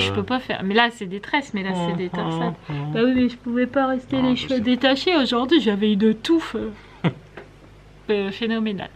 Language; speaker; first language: French; native; French